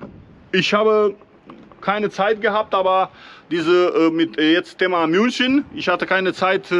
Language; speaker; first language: German; non-native, learner; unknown